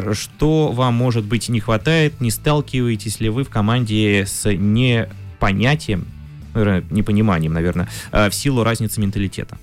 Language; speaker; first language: Russian; native; Russian